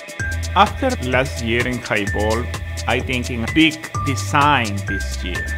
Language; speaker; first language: English; non-native, learner; Spanish